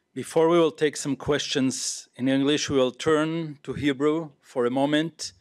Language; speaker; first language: English; non-native, fluent; Hebrew